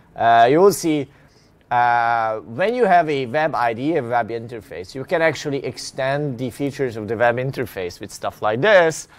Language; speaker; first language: English; non-native, fluent; Hungarian